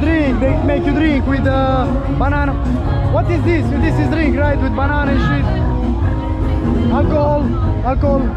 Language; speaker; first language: English; non-native, fluent; Italian